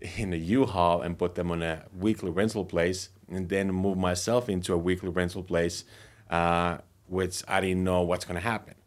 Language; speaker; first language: English; non-native, fluent; Finnish